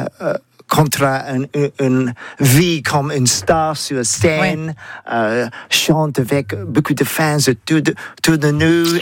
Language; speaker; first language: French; non-native, learner; English